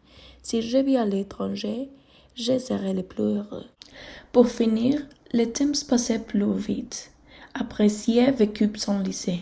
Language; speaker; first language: French; non-native, learner; Spanish